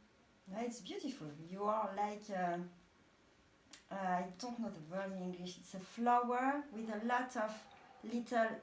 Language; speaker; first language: English; non-native, learner; French